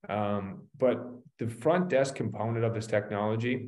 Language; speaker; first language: English; native; English